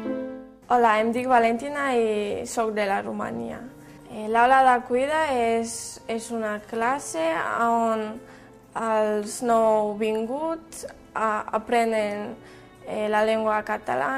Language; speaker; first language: Catalan; non-native, learner; Romanian